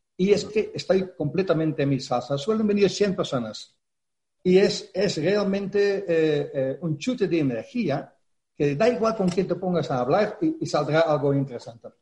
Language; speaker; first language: Spanish; non-native, fluent; Dutch